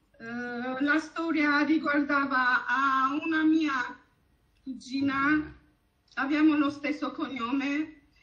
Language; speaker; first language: Italian; non-native, fluent; Albanian